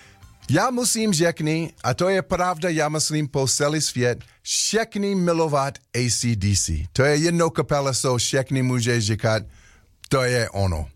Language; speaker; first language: Czech; non-native, learner; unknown